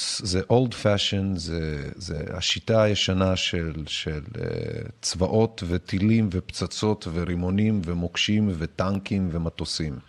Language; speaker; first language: Hebrew; early bilingual, other home language; Russian